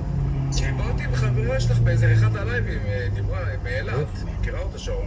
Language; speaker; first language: Hebrew; native; Hebrew